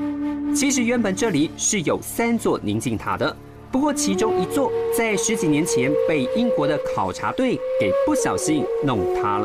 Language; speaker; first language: Chinese; native; Chinese